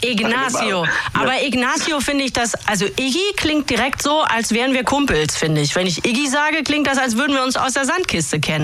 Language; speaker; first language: German; native; German